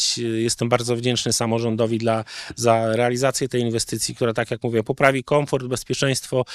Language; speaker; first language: Polish; native; Polish